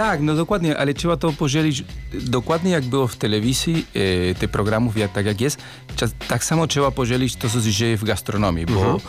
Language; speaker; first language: Polish; non-native, learner; Spanish